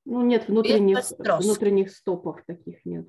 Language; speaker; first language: Polish; non-native, learner; Ukrainian